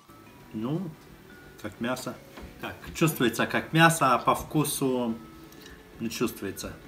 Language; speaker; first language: Russian; non-native, fluent; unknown